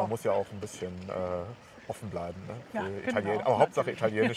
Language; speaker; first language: German; native; German